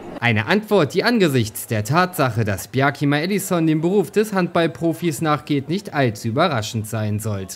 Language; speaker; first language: German; native; German